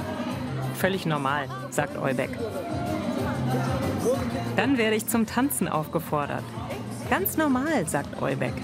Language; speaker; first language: German; native; German